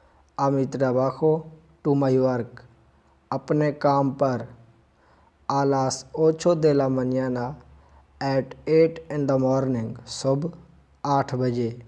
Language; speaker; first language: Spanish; non-native, fluent; Urdu